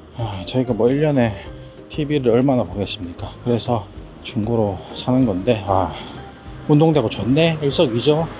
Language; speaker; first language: Korean; native; Korean